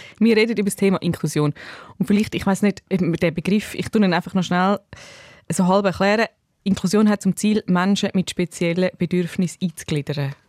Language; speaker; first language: German; native; German